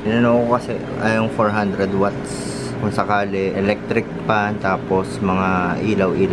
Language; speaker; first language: Filipino; native; Filipino